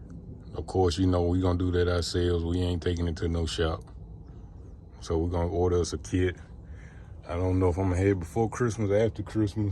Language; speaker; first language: English; native; English